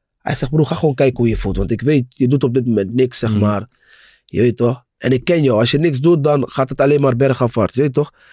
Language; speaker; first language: Dutch; native; Dutch